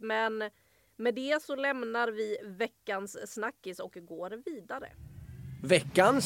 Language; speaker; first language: Swedish; native; Swedish